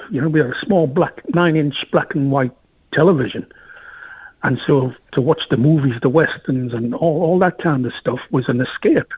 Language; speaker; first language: English; native; English